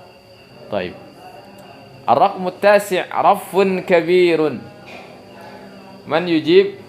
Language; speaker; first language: Arabic; non-native, fluent; Indonesian